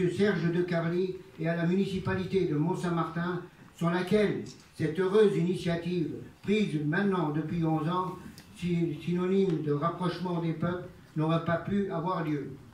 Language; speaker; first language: French; early bilingual, other home language; Italian